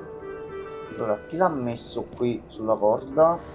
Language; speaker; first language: Italian; native; Italian